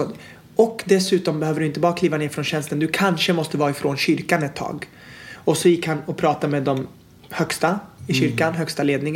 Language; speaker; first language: Swedish; native; Swedish